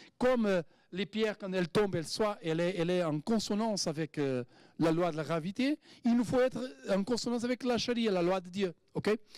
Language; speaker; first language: French; non-native, fluent; Portuguese